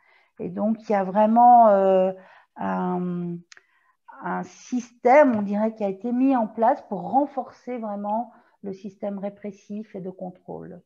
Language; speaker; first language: French; native; French